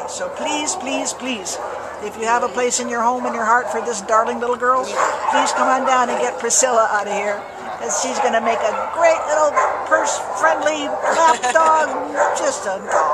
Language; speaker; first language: English; native; English